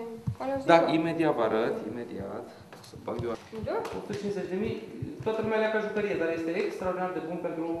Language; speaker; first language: Romanian; native; Romanian